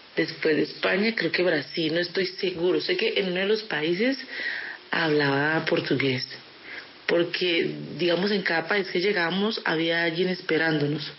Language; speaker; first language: Spanish; early bilingual, other home language; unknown